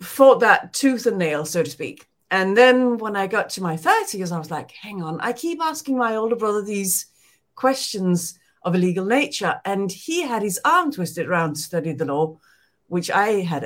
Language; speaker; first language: English; non-native, fluent; Danish